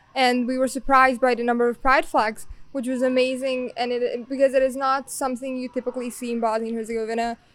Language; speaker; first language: English; non-native, fluent; Bosnian